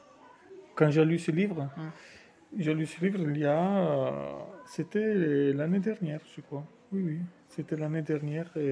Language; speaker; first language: French; non-native, fluent; Italian